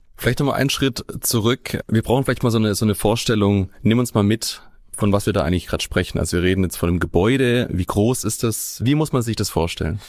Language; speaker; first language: German; native; German